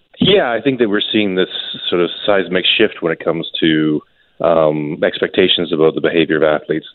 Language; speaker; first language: English; native; English